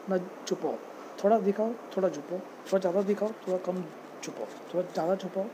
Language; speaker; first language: Hindi; non-native, local second language; Marathi